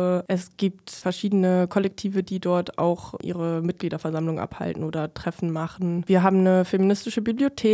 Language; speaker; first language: German; native; German